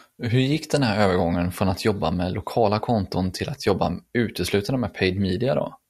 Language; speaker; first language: Swedish; native; Swedish